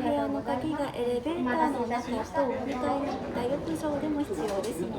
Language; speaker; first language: Japanese; native; Japanese